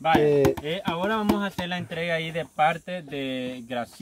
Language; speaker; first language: Spanish; native; Spanish